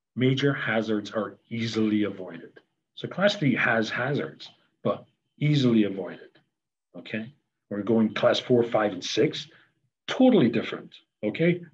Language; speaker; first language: English; native; English